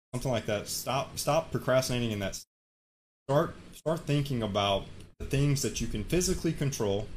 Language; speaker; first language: English; native; English